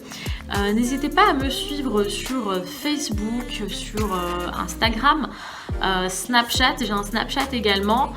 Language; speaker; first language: French; native; French